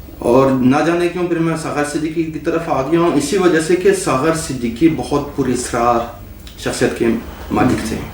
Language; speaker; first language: Urdu; non-native, fluent; French